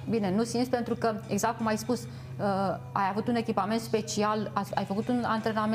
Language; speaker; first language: Romanian; native; Romanian